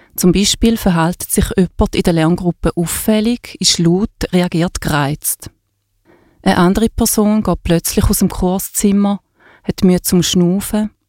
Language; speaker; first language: German; native; German